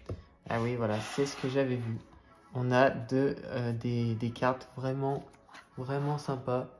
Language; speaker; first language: French; native; French